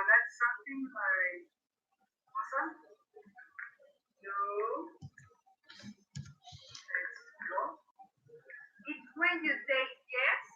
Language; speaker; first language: English; non-native, learner; Spanish